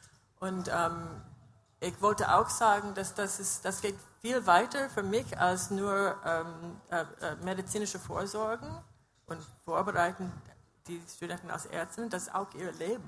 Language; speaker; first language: German; non-native, fluent; English